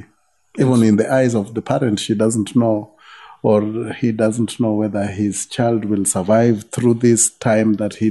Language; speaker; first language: English; non-native, local second language; Luo (Kenya and Tanzania)